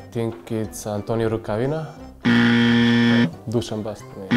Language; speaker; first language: English; non-native, learner; Serbian